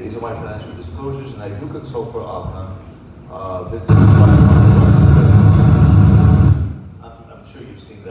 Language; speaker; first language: English; non-native, fluent; Greek